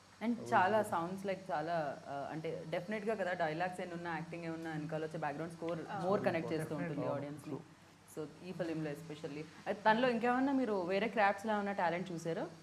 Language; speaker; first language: Telugu; native; Telugu